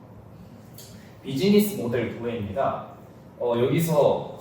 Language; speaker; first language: Korean; non-native, fluent; Japanese